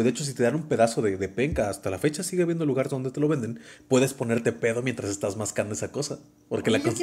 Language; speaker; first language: Spanish; native; Spanish